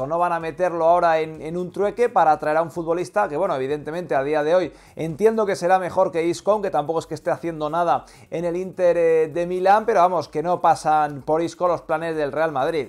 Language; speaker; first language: Spanish; native; Spanish